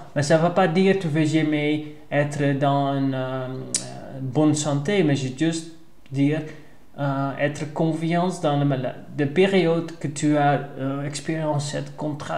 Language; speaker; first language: French; non-native, learner; Dutch